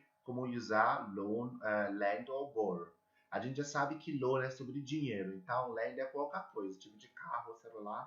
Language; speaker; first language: Portuguese; non-native, learner; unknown